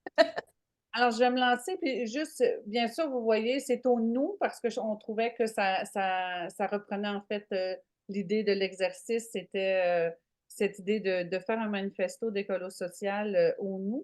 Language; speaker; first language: French; native; French